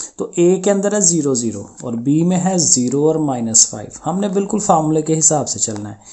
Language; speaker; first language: Urdu; non-native, local second language; Punjabi